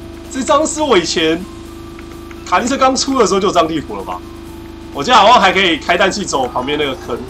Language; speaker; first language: Chinese; native; Chinese